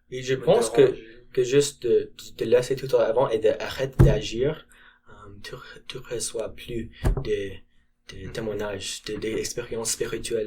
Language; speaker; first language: French; non-native, learner; English